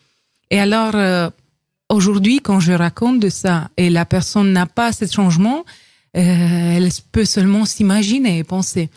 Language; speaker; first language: French; non-native, fluent; Romanian